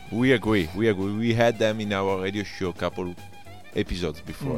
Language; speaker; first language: English; non-native, fluent; Italian